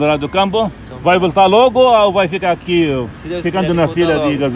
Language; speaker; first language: Portuguese; non-native, local second language; Arabic